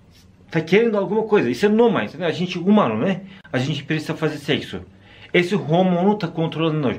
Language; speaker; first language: Portuguese; non-native, learner; Turkish